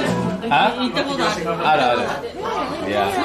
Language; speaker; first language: Japanese; non-native, learner; English